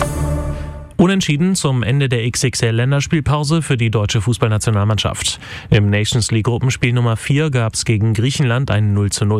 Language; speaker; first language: German; native; German